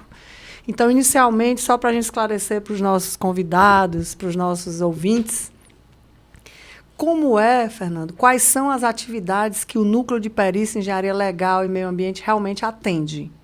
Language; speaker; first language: Portuguese; native; Portuguese